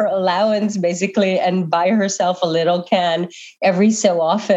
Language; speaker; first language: English; non-native, local second language; Filipino